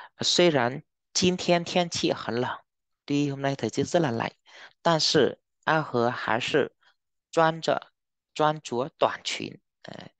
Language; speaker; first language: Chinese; non-native, fluent; Vietnamese